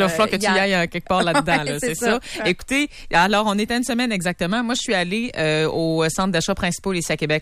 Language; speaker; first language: French; native; French